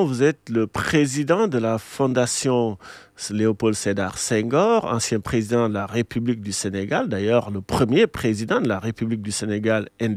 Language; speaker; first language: French; non-native, local second language; Wolof